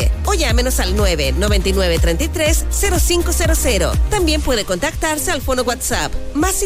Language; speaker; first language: Spanish; native; Spanish